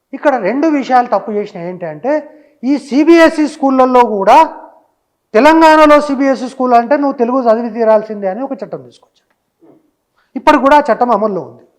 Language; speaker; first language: Telugu; native; Telugu